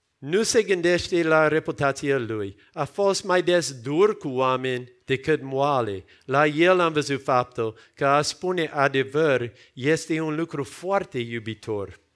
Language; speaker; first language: Romanian; non-native, fluent; English